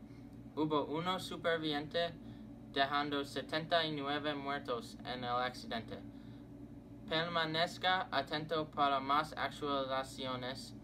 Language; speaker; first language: Spanish; non-native, learner; English